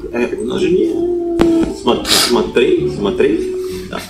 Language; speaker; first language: Russian; non-native, learner; Indonesian